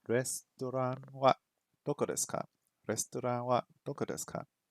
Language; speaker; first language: Japanese; non-native, learner; English